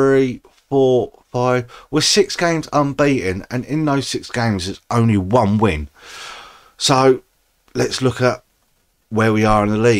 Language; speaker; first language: English; native; English